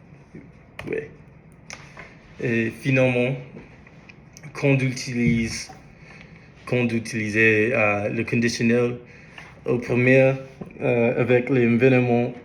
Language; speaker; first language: French; non-native, learner; English